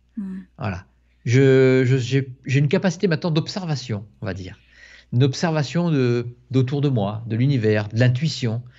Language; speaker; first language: French; native; French